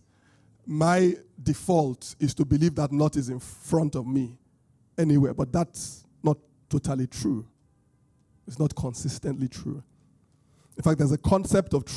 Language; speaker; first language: English; non-native, local second language; Bini